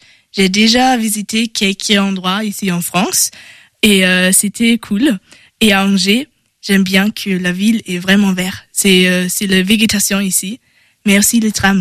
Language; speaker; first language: French; non-native, learner; German